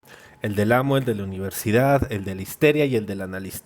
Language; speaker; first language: Spanish; native; Spanish